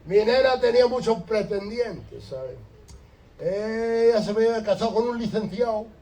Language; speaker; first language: Spanish; early bilingual, heritage; Spanish